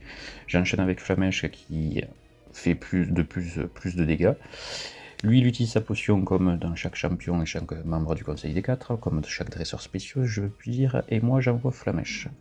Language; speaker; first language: French; native; French